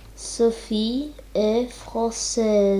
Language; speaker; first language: French; non-native, learner; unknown